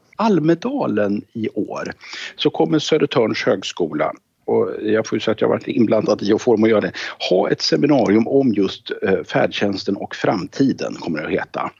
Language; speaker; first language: Swedish; native; Swedish